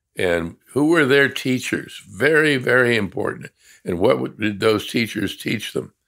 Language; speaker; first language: English; native; English